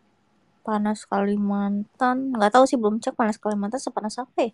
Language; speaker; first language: Indonesian; native; Indonesian